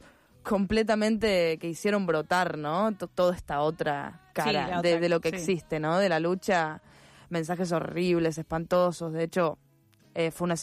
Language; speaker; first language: Spanish; native; Spanish